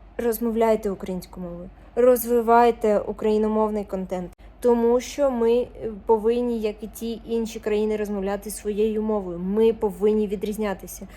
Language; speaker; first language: Ukrainian; non-native, local second language; Russian